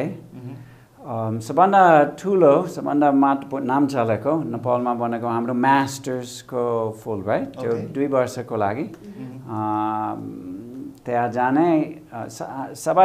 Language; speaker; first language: Nepali; non-native, fluent; English